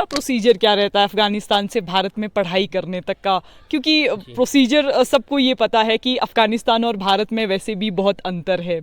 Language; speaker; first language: Hindi; native; Hindi